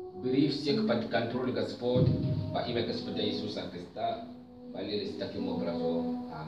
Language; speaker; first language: Russian; non-native, fluent; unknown